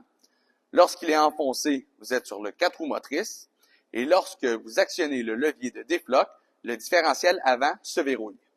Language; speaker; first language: French; native; French